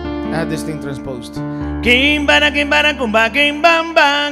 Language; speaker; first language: English; non-native, fluent; Spanish